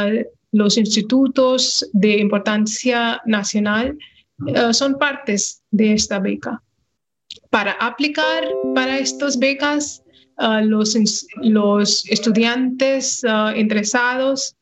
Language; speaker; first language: Spanish; non-native, fluent; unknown